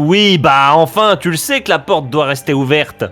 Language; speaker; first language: French; native; French